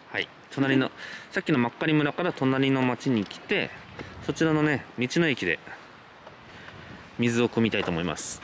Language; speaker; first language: Japanese; native; Japanese